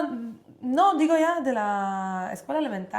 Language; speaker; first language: Spanish; non-native, fluent; Polish